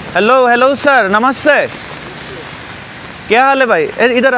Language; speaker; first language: Hindi; non-native, learner; Bangla